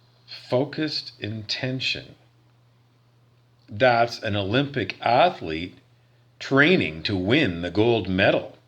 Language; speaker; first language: English; native; English